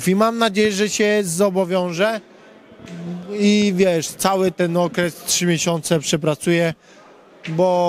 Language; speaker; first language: Polish; native; Polish